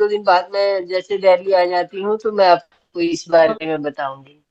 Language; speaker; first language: Hindi; native; Hindi